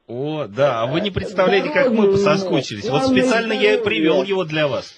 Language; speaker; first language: Russian; native; Russian